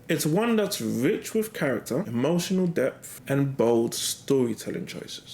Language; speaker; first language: English; native; English